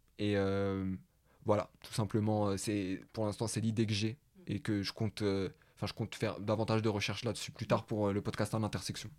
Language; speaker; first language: French; native; French